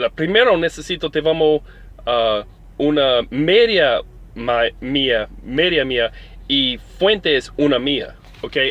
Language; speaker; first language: Spanish; non-native, learner; English